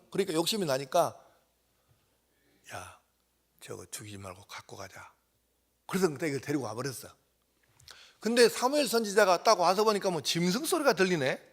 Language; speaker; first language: Korean; native; Korean